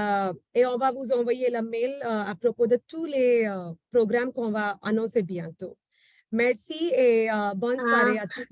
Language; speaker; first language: French; non-native, fluent; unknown